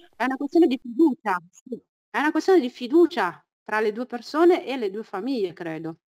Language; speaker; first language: Italian; early bilingual, other home language; Chinese